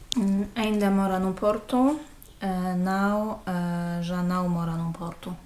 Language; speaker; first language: Portuguese; non-native, learner; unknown